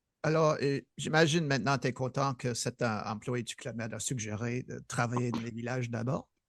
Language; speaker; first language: French; non-native, fluent; English